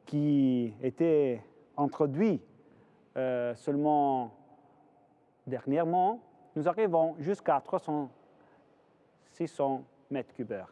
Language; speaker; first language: French; non-native, fluent; Italian